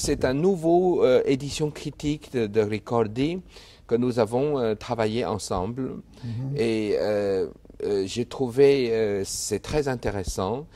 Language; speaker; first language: French; non-native, fluent; Chinese